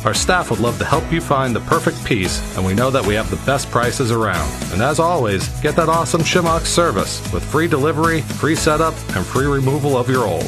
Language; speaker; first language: English; native; English